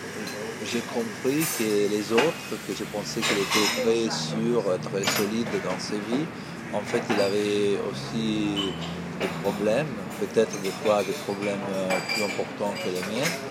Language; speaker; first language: French; non-native, fluent; Italian